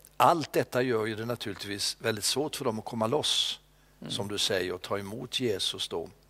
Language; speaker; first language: Swedish; native; Swedish